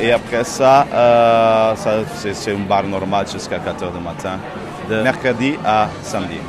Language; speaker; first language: French; non-native, fluent; Portuguese